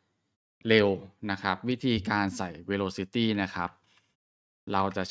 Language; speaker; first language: Thai; native; Thai